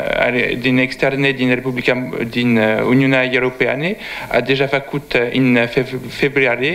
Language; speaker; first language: Romanian; non-native, learner; French